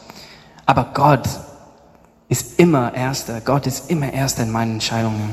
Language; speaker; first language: German; non-native, learner; English